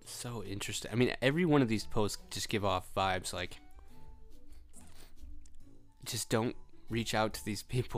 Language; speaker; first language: English; native; English